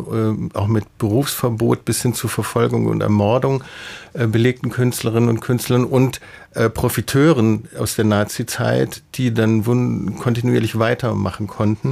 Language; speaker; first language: German; native; German